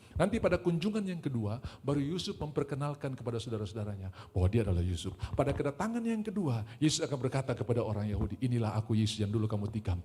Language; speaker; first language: Indonesian; native; Indonesian